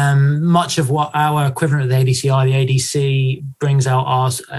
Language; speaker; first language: English; native; English